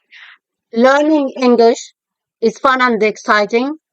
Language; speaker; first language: English; non-native, fluent; Arabic